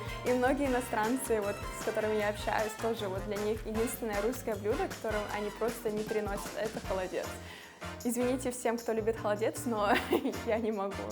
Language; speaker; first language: Russian; non-native, fluent; English